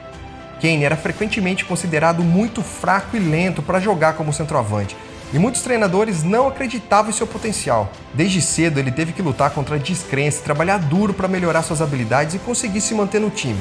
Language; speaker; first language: Portuguese; native; Portuguese